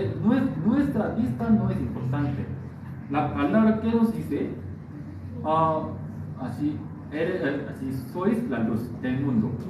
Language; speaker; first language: Spanish; non-native, fluent; Korean